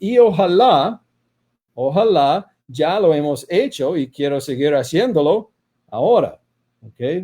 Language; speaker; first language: Spanish; non-native, fluent; English